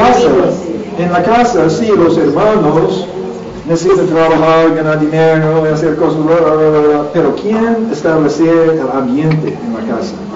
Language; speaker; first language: Spanish; non-native, learner; English